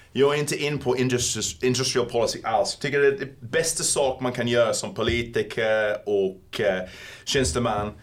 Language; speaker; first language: Swedish; non-native, fluent; English